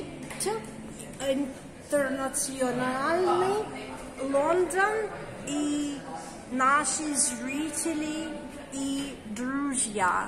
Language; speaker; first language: Russian; non-native, learner; English